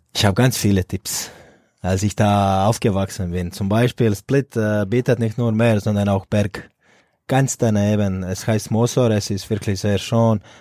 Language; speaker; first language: German; non-native, fluent; Croatian